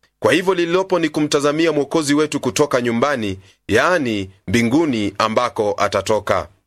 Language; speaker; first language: Swahili; non-native, local second language; Luyia